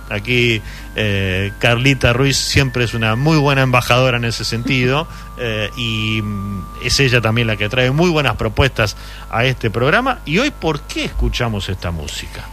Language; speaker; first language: Spanish; native; Spanish